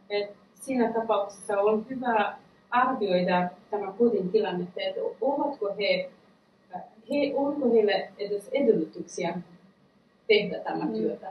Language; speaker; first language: Finnish; non-native, fluent; Persian